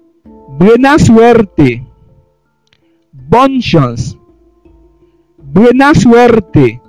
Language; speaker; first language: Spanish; non-native, fluent; Haitian Creole